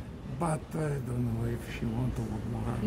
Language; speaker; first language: English; non-native, learner; Italian